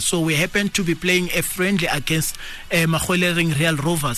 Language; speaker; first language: English; non-native, local second language; Tsonga